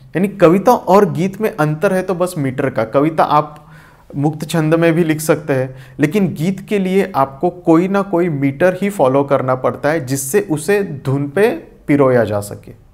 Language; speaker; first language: Hindi; non-native, local second language; Marathi